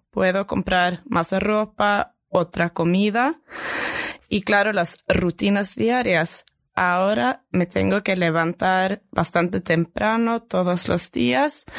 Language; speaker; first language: Spanish; non-native, fluent; Norwegian